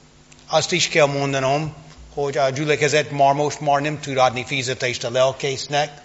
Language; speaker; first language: Hungarian; non-native, fluent; English